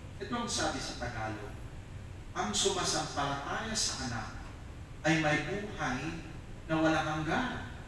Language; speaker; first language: Filipino; non-native, local second language; Iloko